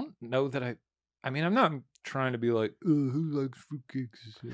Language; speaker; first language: English; native; English